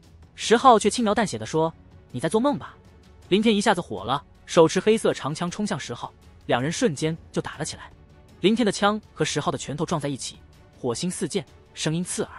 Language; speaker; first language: Chinese; native; Chinese